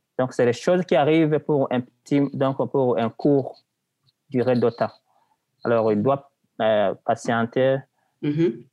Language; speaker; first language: French; non-native, local second language; Rundi